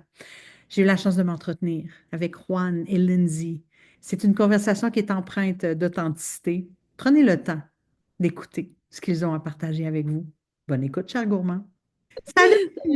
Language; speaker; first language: French; native; French